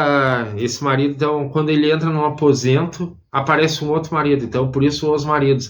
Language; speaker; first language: Portuguese; native; Portuguese